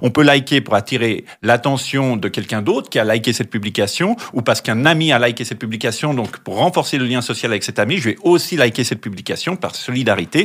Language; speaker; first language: French; native; French